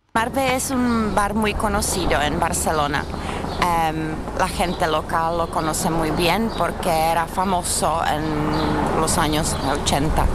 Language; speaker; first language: Spanish; non-native, fluent; Czech